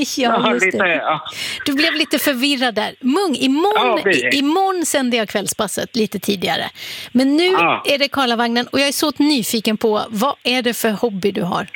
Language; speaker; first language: Swedish; native; Swedish